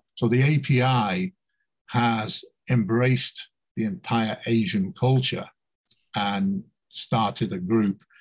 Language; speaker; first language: English; native; English